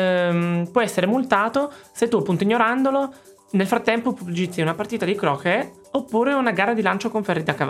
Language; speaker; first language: Italian; native; Italian